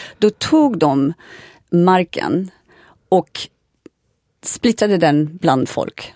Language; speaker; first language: Swedish; non-native, fluent; French